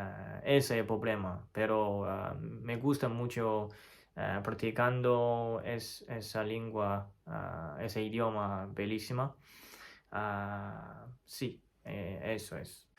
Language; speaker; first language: Spanish; non-native, fluent; Chinese